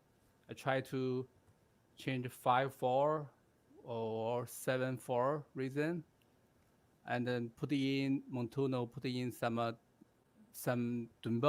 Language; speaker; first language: English; non-native, learner; Chinese